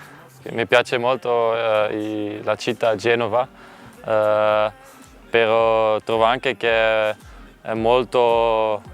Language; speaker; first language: Italian; non-native, learner; Dutch